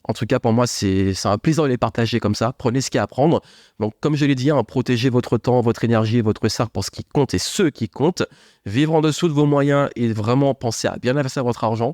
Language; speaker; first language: French; native; French